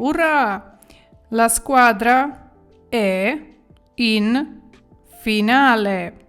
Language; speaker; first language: Italian; non-native, fluent; Ukrainian